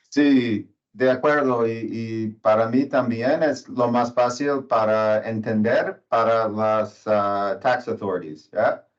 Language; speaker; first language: Spanish; non-native, learner; English